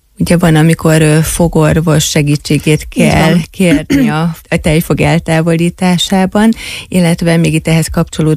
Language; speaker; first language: Hungarian; native; Hungarian